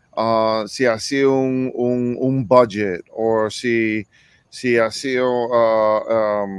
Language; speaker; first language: Spanish; early bilingual, heritage; English